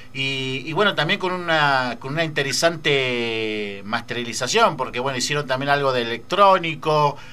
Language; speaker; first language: Spanish; native; Spanish